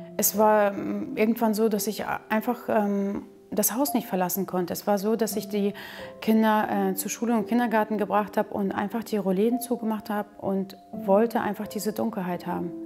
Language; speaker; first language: German; early bilingual, other home language; Russian